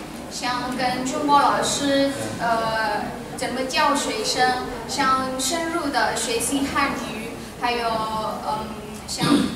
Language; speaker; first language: Chinese; non-native, fluent; Indonesian